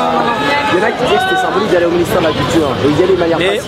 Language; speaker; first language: French; native; French